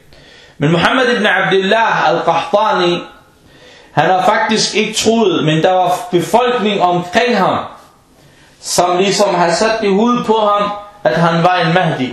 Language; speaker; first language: Danish; early bilingual, other home language; Arabic